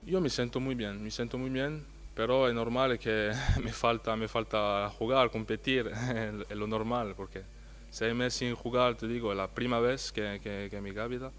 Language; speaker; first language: Spanish; non-native, fluent; French